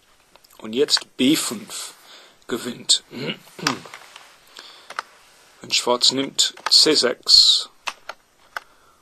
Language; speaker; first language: German; non-native, fluent; English